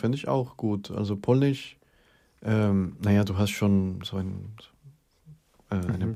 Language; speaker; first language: German; non-native, fluent; Spanish